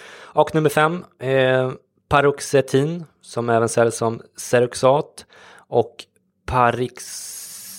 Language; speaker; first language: Swedish; native; Swedish